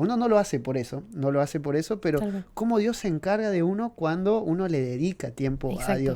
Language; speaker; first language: Spanish; native; Spanish